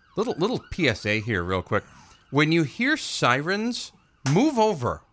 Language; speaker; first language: English; native; English